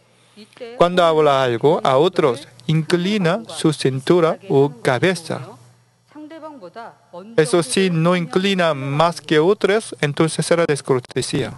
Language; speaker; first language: Spanish; non-native, learner; Korean